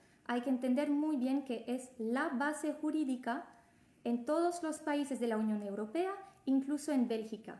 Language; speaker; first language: Spanish; non-native, fluent; French